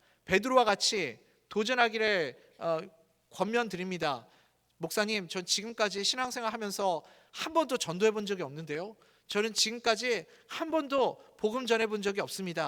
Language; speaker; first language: Korean; native; Korean